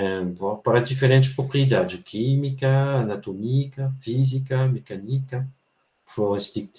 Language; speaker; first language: Portuguese; non-native, fluent; French